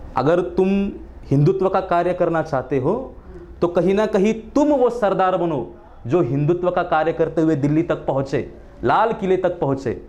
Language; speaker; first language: Hindi; non-native, local second language; Marathi